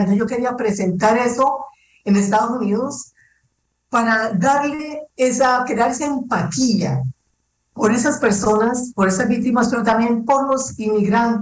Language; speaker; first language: Spanish; native; Spanish